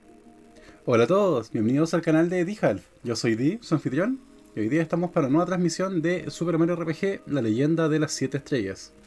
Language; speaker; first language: Spanish; native; Spanish